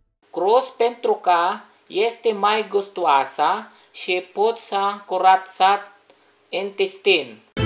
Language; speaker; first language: Romanian; non-native, learner; Filipino